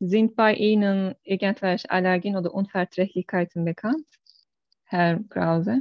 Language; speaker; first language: German; non-native, learner; Turkish